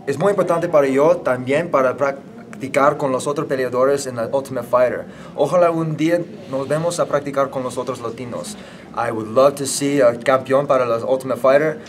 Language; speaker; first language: Spanish; non-native, learner; English